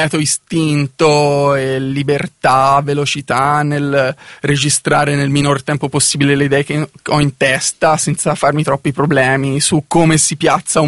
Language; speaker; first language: Italian; native; Italian